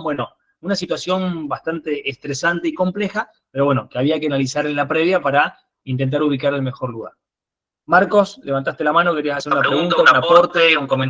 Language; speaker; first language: Spanish; native; Spanish